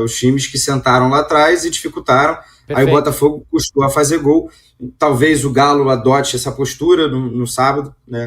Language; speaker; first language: Portuguese; native; Portuguese